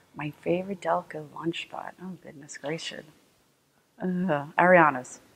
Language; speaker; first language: English; native; English